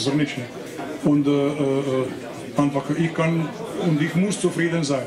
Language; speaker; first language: German; non-native, fluent; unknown